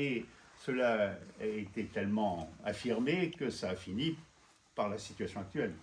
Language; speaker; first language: French; native; French